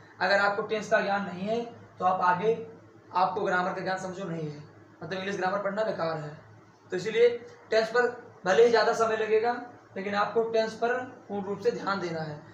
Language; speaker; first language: Hindi; native; Hindi